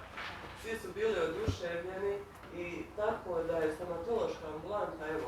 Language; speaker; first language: Bosnian; native; Bosnian